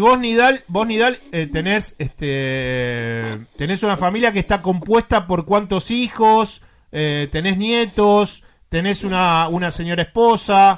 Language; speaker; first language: Spanish; native; Spanish